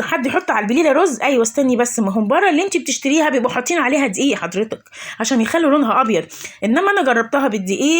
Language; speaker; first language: Arabic; native; Arabic